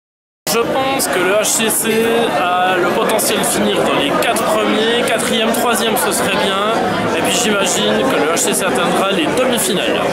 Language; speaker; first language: French; native; French